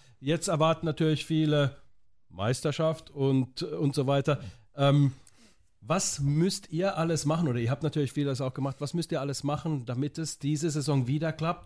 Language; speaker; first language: German; native; German